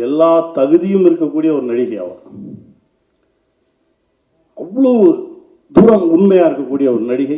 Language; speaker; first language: Tamil; native; Tamil